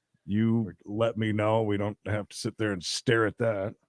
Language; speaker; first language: English; native; English